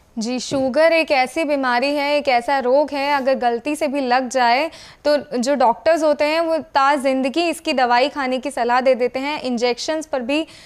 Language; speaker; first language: Hindi; native; Hindi